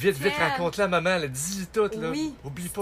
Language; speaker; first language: French; native; French